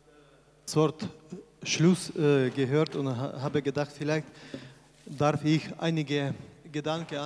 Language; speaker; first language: German; non-native, fluent; Ukrainian